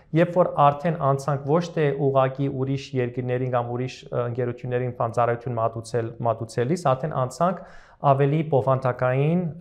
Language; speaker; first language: Armenian; early bilingual, heritage; Armenian